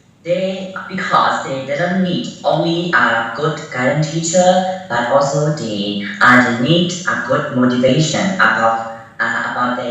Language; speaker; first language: English; non-native, learner; Burmese